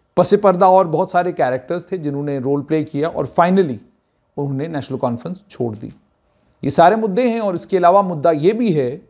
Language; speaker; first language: Hindi; non-native, local second language; Dogri